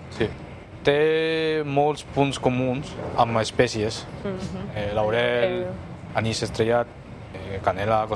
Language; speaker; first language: Catalan; non-native, fluent; Chinese